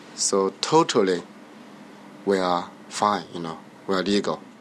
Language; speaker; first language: English; non-native, learner; Chinese